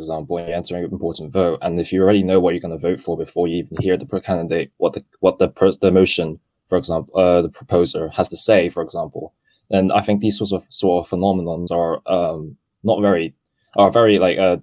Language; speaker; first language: English; non-native, local second language; Cantonese